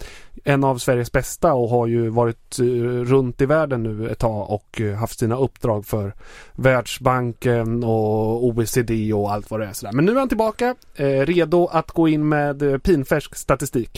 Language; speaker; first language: Swedish; native; Swedish